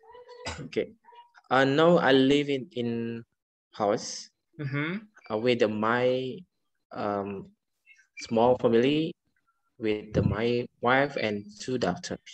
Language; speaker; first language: English; non-native, learner; Indonesian